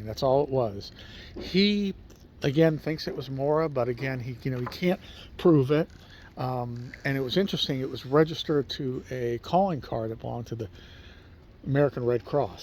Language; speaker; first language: English; native; English